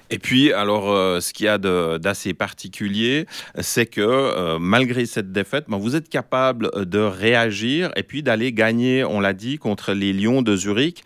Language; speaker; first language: French; native; French